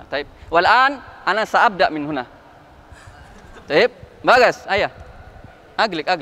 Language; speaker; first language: Arabic; non-native, fluent; Indonesian